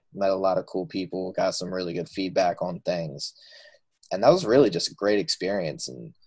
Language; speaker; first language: English; native; English